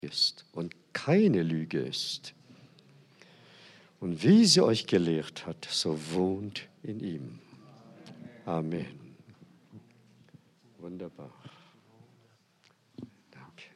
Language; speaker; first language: German; non-native, fluent; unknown